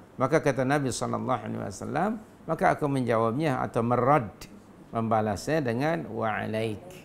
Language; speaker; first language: Malay; non-native, local second language; Sundanese